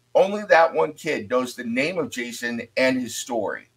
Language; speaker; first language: English; native; English